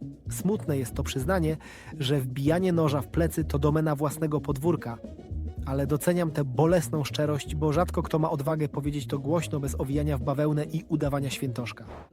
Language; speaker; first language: Polish; native; Polish